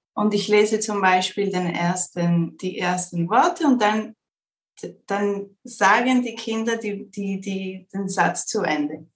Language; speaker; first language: German; early bilingual, heritage; Spanish